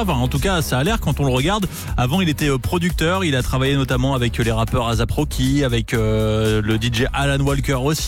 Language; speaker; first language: French; native; French